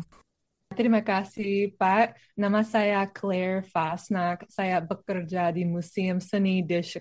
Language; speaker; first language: Indonesian; non-native, learner; English